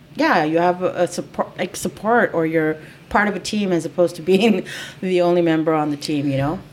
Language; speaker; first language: English; early bilingual, other home language; Spanish